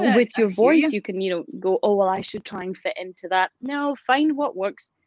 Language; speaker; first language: English; native; English